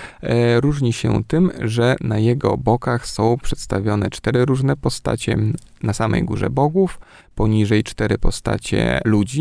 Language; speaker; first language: Polish; native; Polish